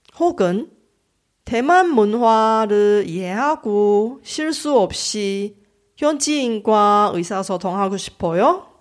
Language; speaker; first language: Korean; non-native, fluent; Chinese